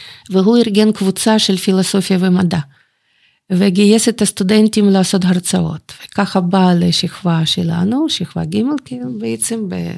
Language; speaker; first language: Hebrew; non-native, fluent; Russian